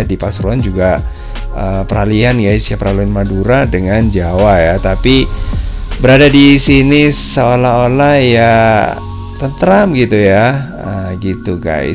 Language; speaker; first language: Indonesian; native; Indonesian